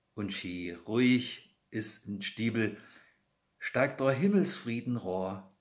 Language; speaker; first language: German; native; German